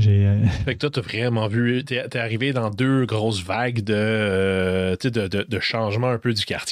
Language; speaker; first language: French; native; French